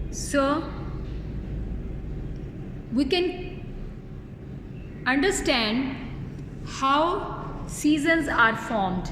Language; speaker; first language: English; non-native, local second language; Urdu